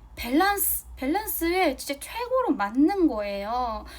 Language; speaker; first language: Korean; non-native, fluent; Mongolian